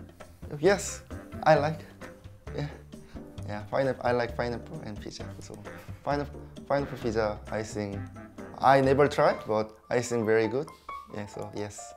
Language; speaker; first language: English; non-native, learner; Korean